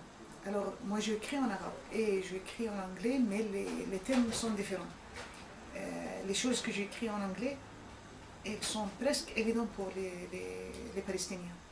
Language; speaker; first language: French; non-native, fluent; Arabic